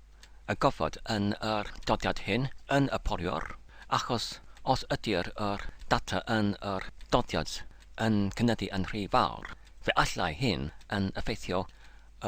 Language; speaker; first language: Welsh; non-native, learner; English